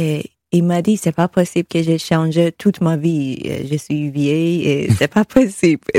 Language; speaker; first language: French; non-native, learner; Persian